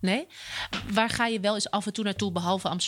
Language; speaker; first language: Dutch; native; Dutch